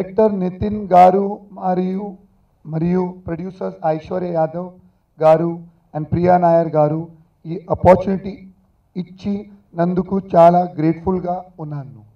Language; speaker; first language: Telugu; non-native, learner; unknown